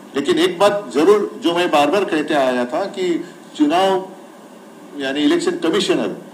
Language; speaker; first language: Hindi; non-native, local second language; Marathi